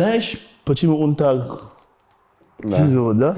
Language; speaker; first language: Russian; non-native, learner; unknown